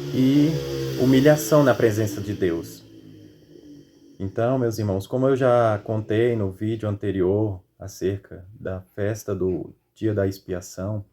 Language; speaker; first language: Portuguese; native; Portuguese